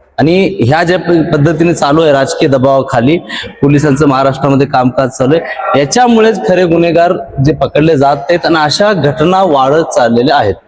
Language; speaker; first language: Marathi; non-native, local second language; Urdu